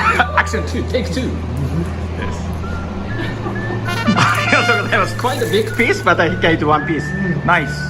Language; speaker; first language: English; non-native, learner; Japanese